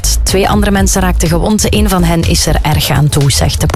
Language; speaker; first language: Dutch; native; Dutch